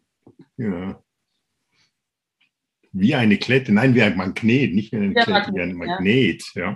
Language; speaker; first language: German; native; German